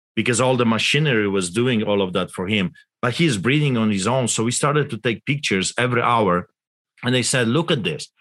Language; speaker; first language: English; non-native, fluent; Polish